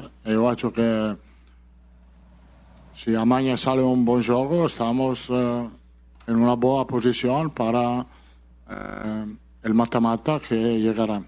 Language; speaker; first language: Portuguese; non-native, fluent; Italian